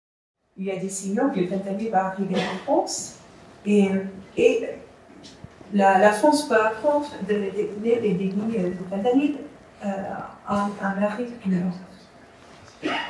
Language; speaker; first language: French; non-native, fluent; English